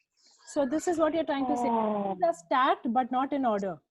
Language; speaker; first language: English; non-native, local second language; Hindi